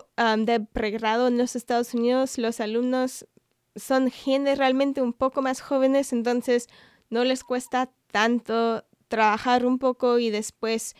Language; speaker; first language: Spanish; non-native, fluent; English